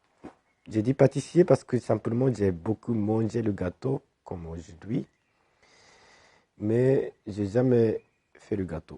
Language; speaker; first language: French; non-native, fluent; Japanese